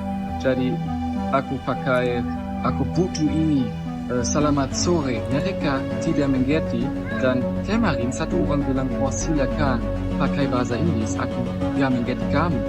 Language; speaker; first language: Indonesian; non-native, learner; German